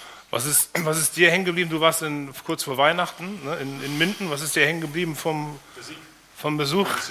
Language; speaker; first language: German; native; German